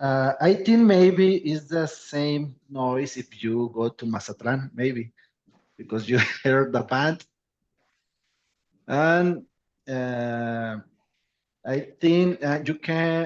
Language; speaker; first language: English; non-native, learner; Spanish